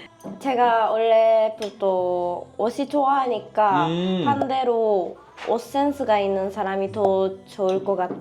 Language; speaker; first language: Korean; non-native, learner; Japanese